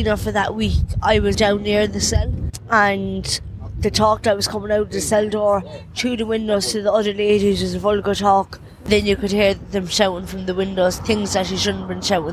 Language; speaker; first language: English; native; English